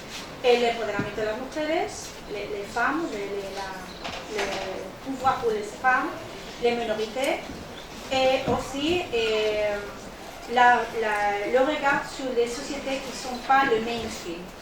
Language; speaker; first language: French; non-native, learner; Spanish